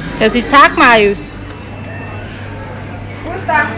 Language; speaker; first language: Danish; early bilingual, heritage; Thai